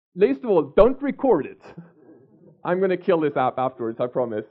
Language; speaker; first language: English; non-native, fluent; Swedish